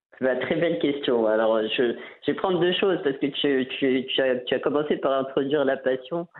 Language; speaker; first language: French; non-native, local second language; Arabic